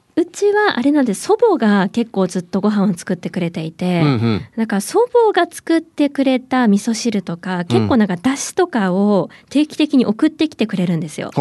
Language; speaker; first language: Japanese; native; Japanese